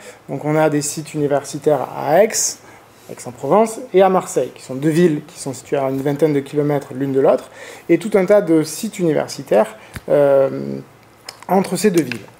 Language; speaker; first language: French; native; French